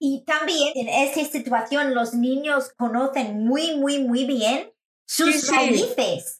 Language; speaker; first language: Spanish; non-native, fluent; English